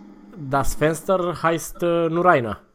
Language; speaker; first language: German; non-native, fluent; Romanian